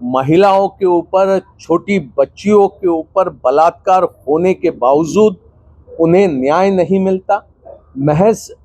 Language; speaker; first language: Hindi; non-native, local second language; Gujarati